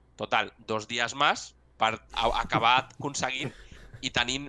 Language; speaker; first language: Spanish; non-native, local second language; Catalan